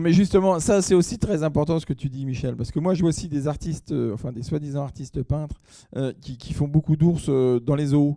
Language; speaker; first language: French; native; French